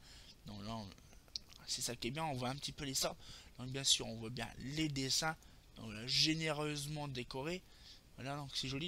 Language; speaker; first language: French; native; French